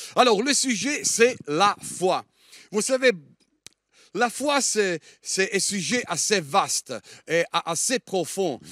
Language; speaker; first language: French; non-native, fluent; Italian